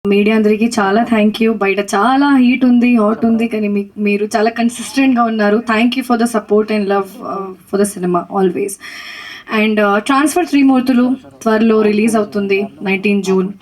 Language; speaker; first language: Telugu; non-native, fluent; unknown